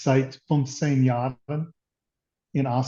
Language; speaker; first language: German; non-native, learner; English